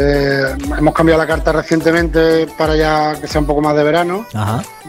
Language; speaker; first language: Spanish; native; Spanish